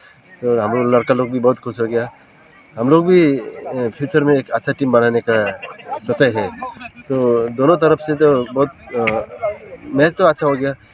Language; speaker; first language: Hindi; non-native, local second language; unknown